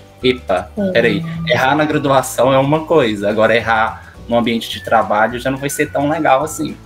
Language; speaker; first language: Portuguese; native; Portuguese